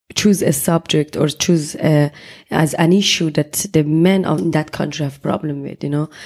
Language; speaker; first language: English; non-native, fluent; Persian